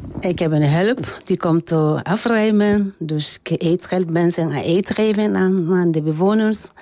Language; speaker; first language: Dutch; non-native, learner; French